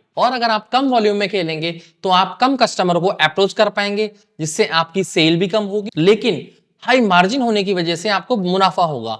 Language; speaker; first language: Hindi; native; Hindi